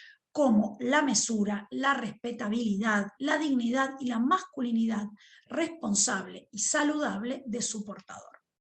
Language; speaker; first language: Spanish; native; Spanish